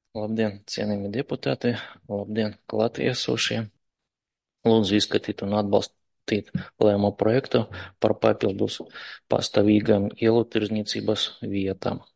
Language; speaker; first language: Latvian; non-native, local second language; Russian